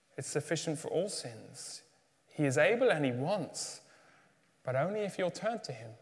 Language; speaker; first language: English; native; English